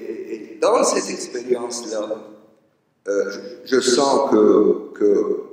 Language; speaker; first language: French; non-native, local second language; Arabic